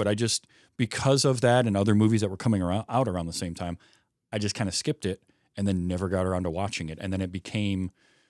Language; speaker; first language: English; native; English